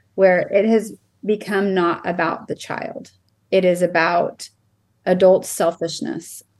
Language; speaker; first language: English; native; English